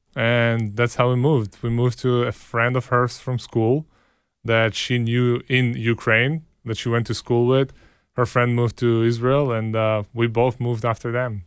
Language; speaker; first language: English; early bilingual, other home language; Hebrew